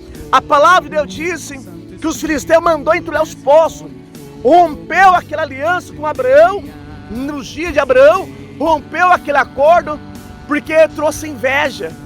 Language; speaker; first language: Portuguese; native; Portuguese